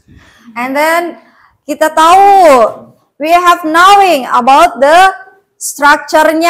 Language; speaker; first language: English; non-native, learner; Indonesian